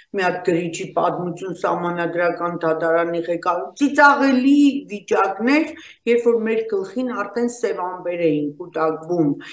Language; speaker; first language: Armenian; native; Armenian